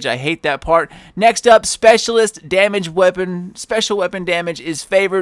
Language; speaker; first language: English; native; English